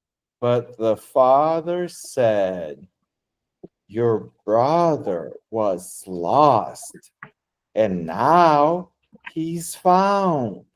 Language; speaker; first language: English; non-native, fluent; Portuguese